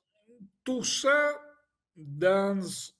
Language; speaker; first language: French; non-native, fluent; Italian